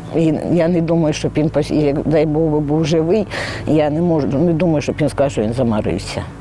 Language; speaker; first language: Ukrainian; native; Ukrainian